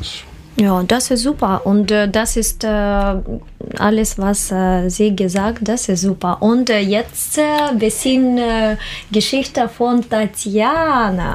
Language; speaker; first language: German; non-native, learner; Russian